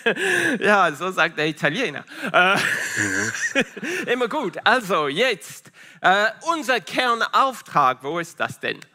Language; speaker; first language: German; non-native, fluent; Italian